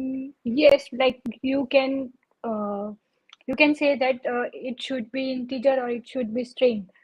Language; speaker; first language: English; non-native, local second language; Gujarati